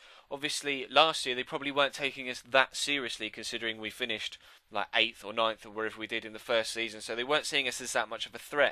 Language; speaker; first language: English; native; English